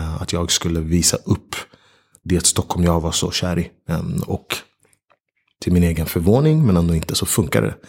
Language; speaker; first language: Swedish; early bilingual, other home language; Ganda